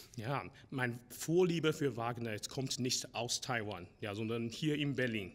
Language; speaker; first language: German; non-native, learner; Chinese